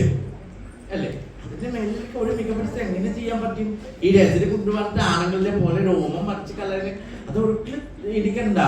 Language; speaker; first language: Malayalam; non-native, local second language; Assamese